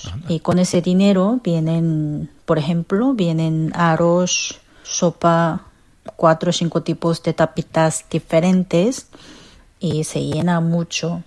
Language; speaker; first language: Spanish; non-native, learner; Korean